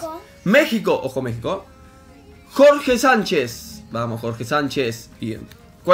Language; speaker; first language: Spanish; native; Spanish